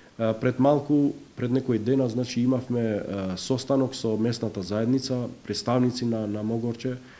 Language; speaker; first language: Macedonian; non-native, local second language; Albanian